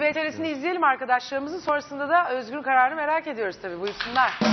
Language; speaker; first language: Turkish; native; Turkish